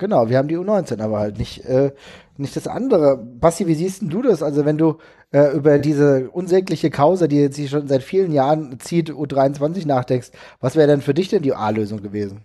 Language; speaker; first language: German; native; German